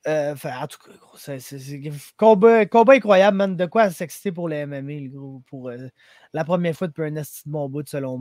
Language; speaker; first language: French; native; French